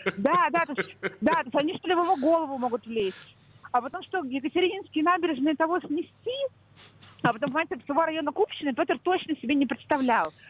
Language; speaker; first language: Russian; native; Russian